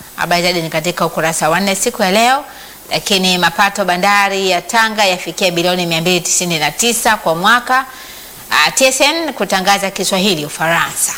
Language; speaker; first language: Swahili; native; Swahili